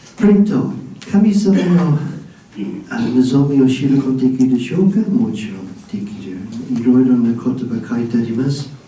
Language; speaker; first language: Japanese; non-native, fluent; English